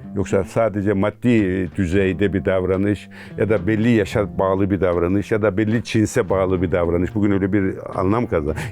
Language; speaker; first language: Turkish; native; Turkish